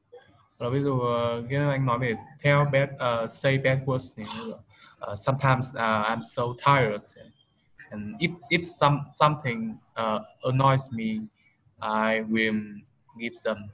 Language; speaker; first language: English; non-native, learner; Vietnamese